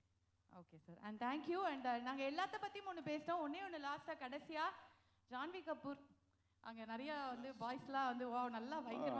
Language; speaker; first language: Tamil; native; Tamil